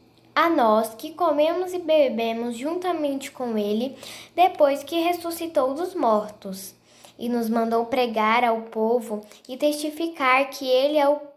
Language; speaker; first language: Portuguese; native; Portuguese